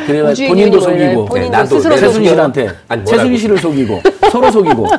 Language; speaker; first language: Korean; native; Korean